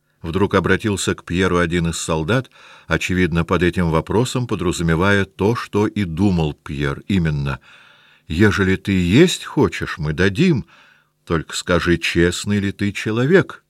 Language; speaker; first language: Russian; native; Russian